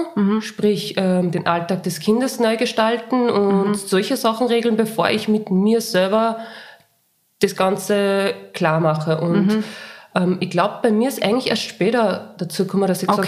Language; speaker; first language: German; native; German